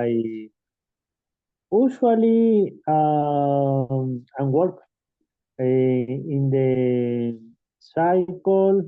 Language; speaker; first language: English; non-native, learner; Spanish